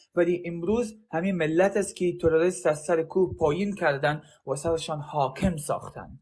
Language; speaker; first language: Persian; early bilingual, heritage; Arabic